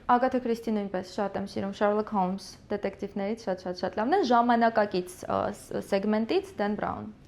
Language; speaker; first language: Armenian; early bilingual, other home language; Russian